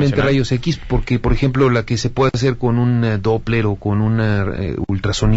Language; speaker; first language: Spanish; native; Spanish